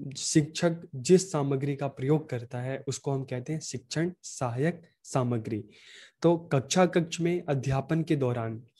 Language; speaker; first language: Hindi; native; Hindi